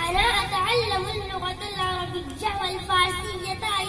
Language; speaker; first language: Arabic; non-native, learner; Urdu